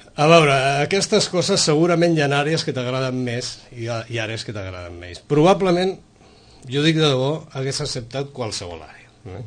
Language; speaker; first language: Catalan; non-native, local second language; Spanish